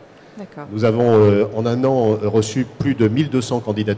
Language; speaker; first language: French; native; French